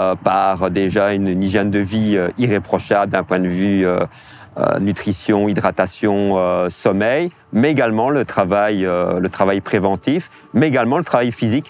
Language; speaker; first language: French; native; French